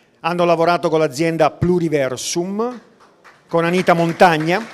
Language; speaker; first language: Italian; native; Italian